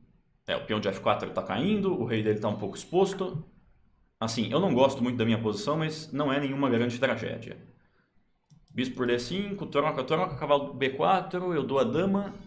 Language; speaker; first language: Portuguese; native; Portuguese